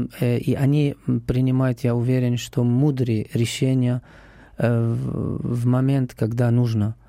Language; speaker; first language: Russian; non-native, learner; Arabic